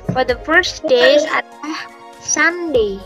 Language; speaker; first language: English; non-native, learner; Indonesian